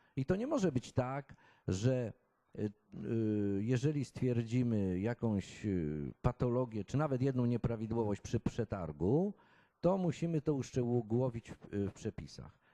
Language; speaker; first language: Polish; native; Polish